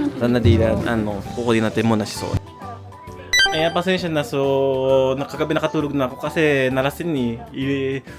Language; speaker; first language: Filipino; early bilingual, heritage; Japanese